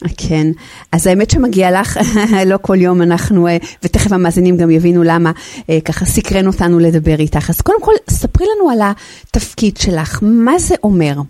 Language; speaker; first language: Hebrew; native; Hebrew